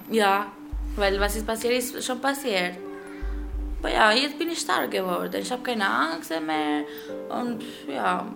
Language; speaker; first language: German; non-native, learner; Albanian